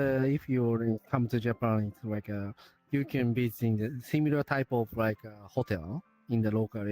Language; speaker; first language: English; non-native, learner; Japanese